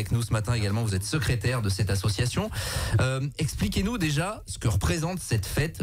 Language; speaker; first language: French; native; French